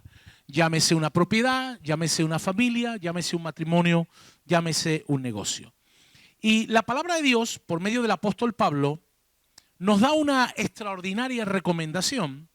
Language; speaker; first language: Spanish; native; Spanish